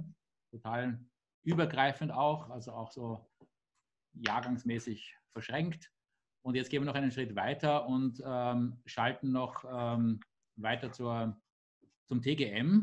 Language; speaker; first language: German; native; German